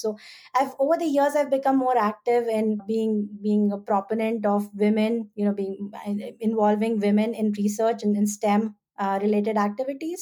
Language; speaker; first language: English; non-native, local second language; Hindi